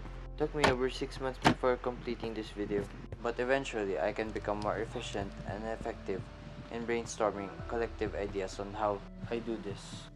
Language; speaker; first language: English; non-native, local second language; Filipino